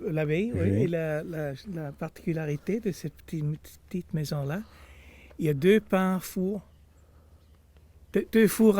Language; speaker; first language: French; non-native, fluent; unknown